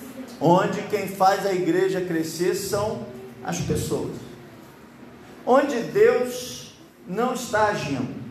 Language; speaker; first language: Portuguese; native; Portuguese